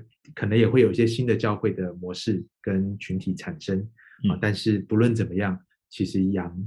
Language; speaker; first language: Chinese; native; Chinese